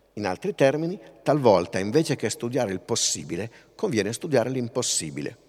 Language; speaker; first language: Italian; native; Italian